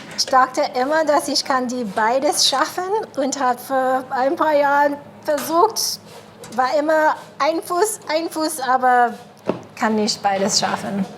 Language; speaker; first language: German; non-native, fluent; English